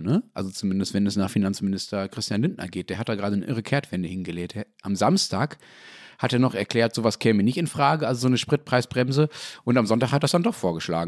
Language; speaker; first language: German; native; German